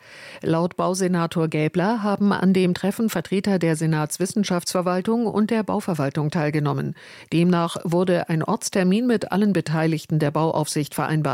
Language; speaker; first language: German; native; German